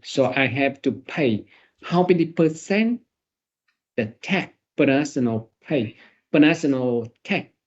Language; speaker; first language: English; non-native, learner; Vietnamese